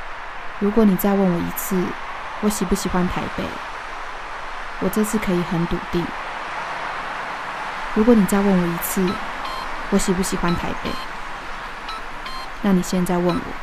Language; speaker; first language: Chinese; native; Chinese